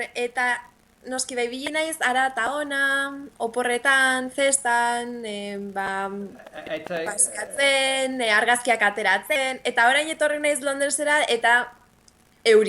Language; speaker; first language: Basque; native; Basque